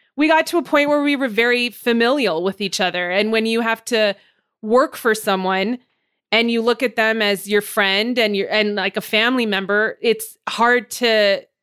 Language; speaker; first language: English; native; English